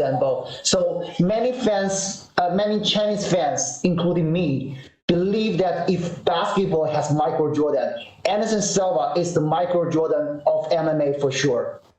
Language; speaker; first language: English; non-native, fluent; Chinese